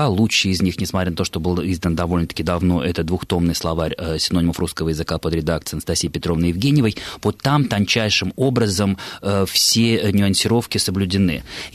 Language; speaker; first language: Russian; native; Russian